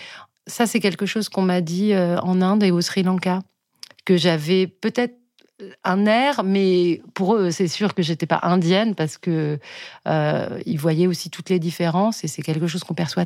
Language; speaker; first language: French; native; French